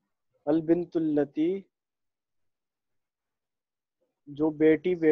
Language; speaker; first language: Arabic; non-native, learner; Urdu